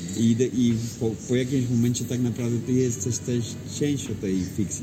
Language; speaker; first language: Polish; non-native, fluent; Spanish